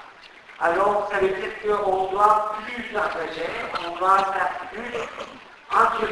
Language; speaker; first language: French; non-native, fluent; Turkish